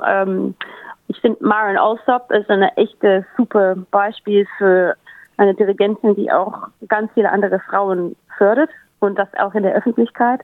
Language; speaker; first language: German; native; German